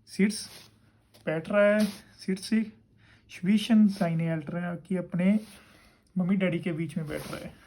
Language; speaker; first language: Hindi; non-native, local second language; Punjabi